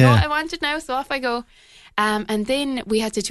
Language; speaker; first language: English; native; English